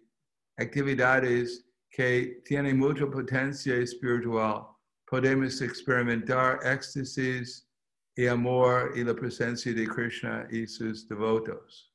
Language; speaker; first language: Spanish; non-native, fluent; English